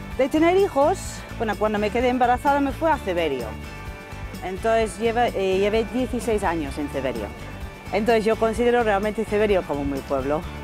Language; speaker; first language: Spanish; non-native, fluent; English